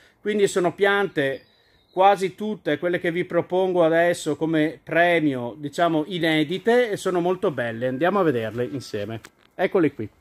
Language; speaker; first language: Italian; native; Italian